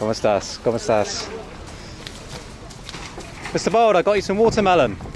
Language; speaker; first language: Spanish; non-native, learner; English